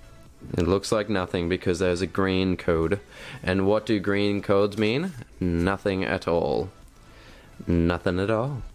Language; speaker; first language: English; native; English